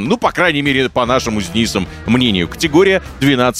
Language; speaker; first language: Russian; native; Russian